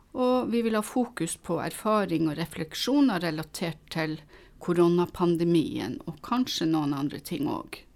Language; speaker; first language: Norwegian; native; Norwegian